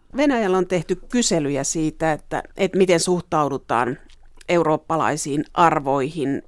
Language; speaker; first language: Finnish; native; Finnish